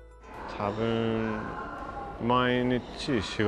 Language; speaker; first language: Japanese; non-native, learner; English